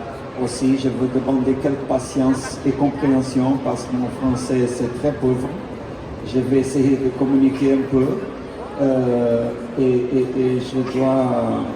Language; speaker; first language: French; non-native, fluent; Portuguese